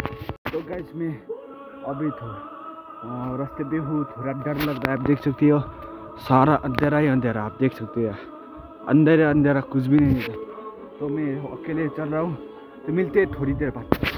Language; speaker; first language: Hindi; non-native, local second language; Nepali